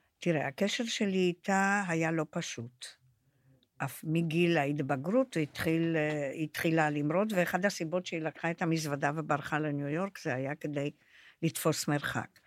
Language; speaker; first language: Hebrew; non-native, fluent; Romanian